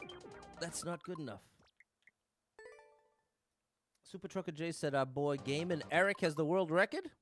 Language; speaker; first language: English; native; English